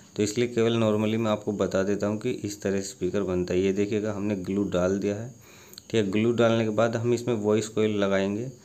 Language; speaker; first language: Hindi; native; Hindi